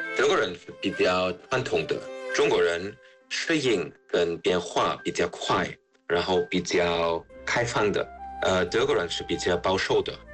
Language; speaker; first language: Chinese; non-native, fluent; German